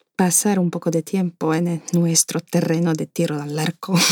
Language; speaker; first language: Spanish; non-native, fluent; Slovak